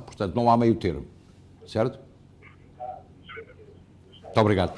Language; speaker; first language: Portuguese; native; Portuguese